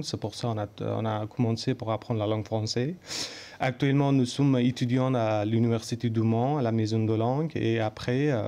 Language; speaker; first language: French; non-native, learner; Persian